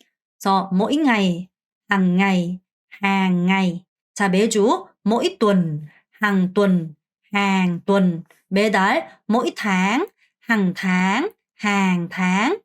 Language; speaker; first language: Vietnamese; non-native, fluent; Korean